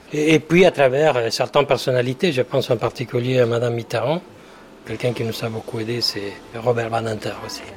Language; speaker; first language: French; non-native, fluent; Spanish